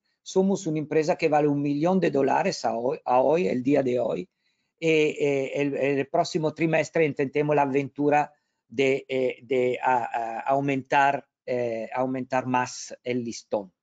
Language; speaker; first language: Spanish; non-native, learner; Italian